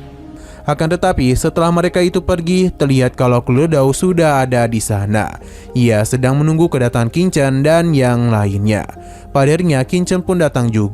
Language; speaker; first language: Indonesian; native; Indonesian